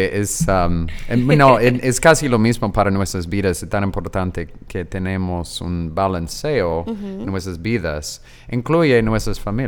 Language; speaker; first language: Spanish; non-native, fluent; English